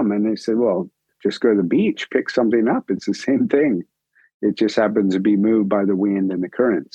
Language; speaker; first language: English; native; English